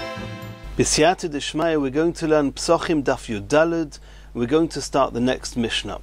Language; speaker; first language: English; native; English